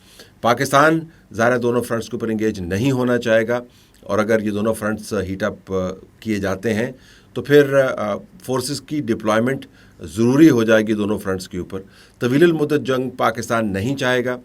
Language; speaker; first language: Urdu; native; Urdu